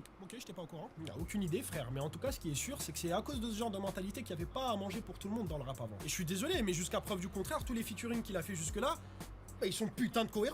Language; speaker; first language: French; native; French